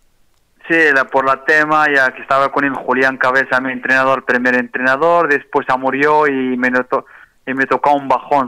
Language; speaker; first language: Spanish; non-native, fluent; Arabic